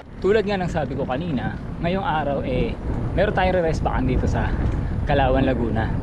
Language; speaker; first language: Filipino; native; Filipino